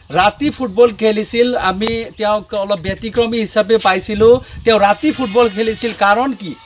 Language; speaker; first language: Assamese; non-native, local second language; Nepali